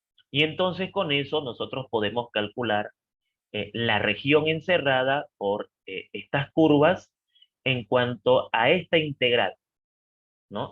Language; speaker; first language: Spanish; native; Spanish